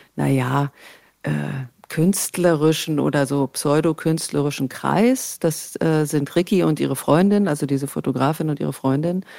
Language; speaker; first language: German; native; German